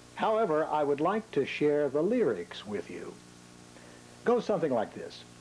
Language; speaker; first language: English; native; English